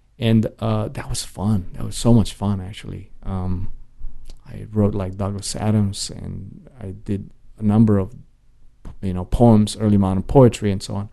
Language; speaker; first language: English; non-native, fluent; Romanian